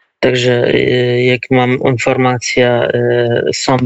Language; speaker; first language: Polish; non-native, learner; Kurdish